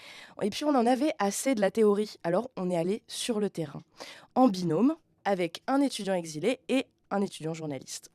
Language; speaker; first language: French; native; French